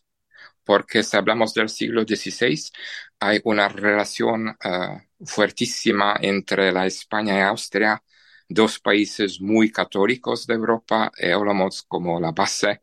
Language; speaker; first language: Spanish; non-native, fluent; Czech